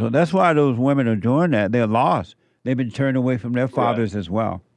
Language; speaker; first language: English; native; English